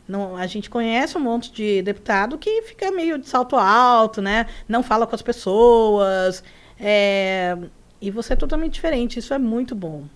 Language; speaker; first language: Portuguese; early bilingual, other home language; Spanish